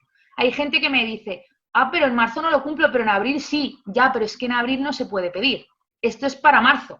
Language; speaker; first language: Spanish; native; Spanish